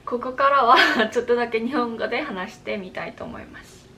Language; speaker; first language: Japanese; non-native, fluent; Korean